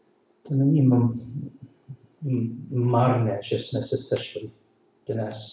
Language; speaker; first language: Czech; non-native, learner; English